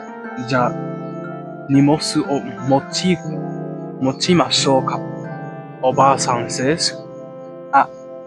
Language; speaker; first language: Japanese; non-native, learner; English